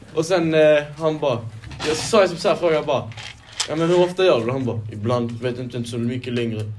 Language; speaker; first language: Swedish; native; Swedish